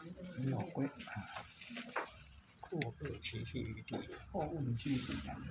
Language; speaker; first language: Chinese; native; Chinese